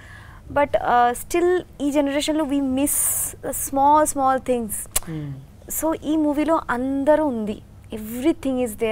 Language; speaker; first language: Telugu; non-native, learner; Bangla